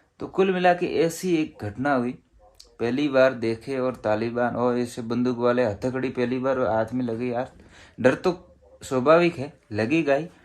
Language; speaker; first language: Hindi; native; Hindi